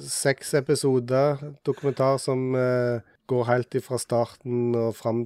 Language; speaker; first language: Norwegian; native; Norwegian